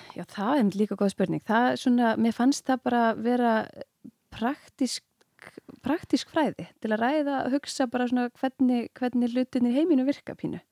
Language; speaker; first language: Icelandic; native; Icelandic